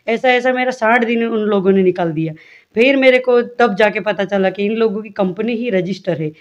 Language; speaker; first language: Hindi; non-native, local second language; Gujarati